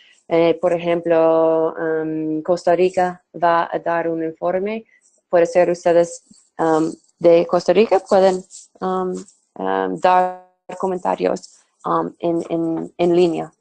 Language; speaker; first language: Spanish; non-native, fluent; English